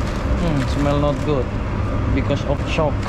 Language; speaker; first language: English; non-native, learner; Indonesian